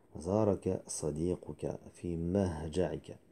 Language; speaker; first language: Arabic; non-native, fluent; French